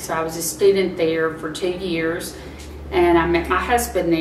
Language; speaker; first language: English; native; English